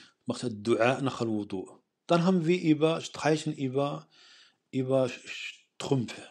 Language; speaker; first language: German; non-native, fluent; Arabic